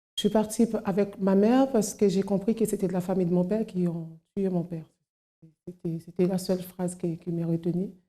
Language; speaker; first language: French; non-native, local second language; Haitian Creole